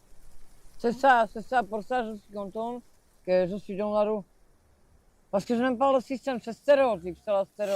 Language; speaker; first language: French; non-native, learner; Slovak